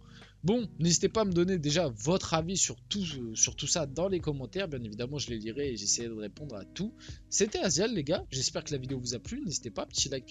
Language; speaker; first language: French; early bilingual, other home language; Portuguese